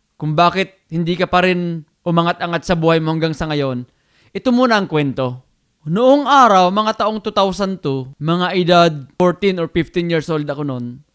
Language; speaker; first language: Filipino; non-native, local second language; Bikol